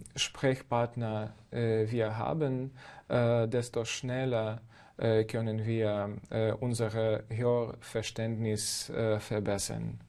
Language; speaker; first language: German; non-native, fluent; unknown